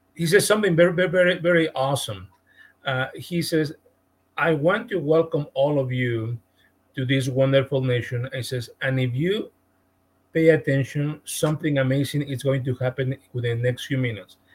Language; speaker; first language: English; non-native, fluent; Spanish